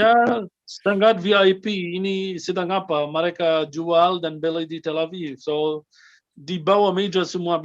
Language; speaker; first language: Indonesian; non-native, fluent; Arabic